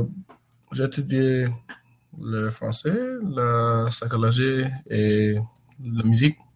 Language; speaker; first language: French; non-native, learner; English